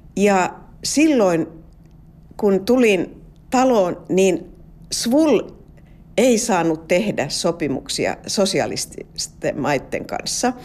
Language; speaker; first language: Finnish; non-native, local second language; Swedish